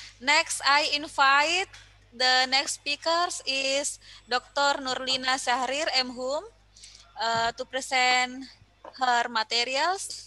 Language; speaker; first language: English; non-native, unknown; Indonesian